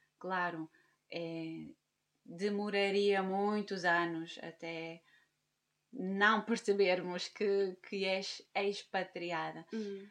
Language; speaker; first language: Portuguese; native; Portuguese